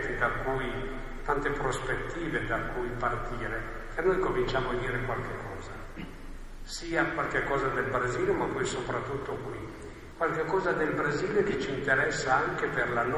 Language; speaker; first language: Italian; native; Italian